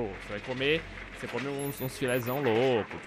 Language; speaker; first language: Portuguese; native; Portuguese